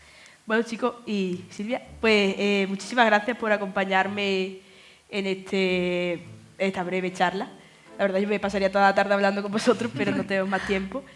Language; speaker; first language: Spanish; native; Spanish